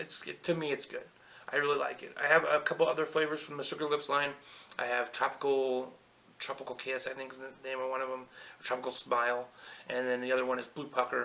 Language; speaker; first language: English; native; English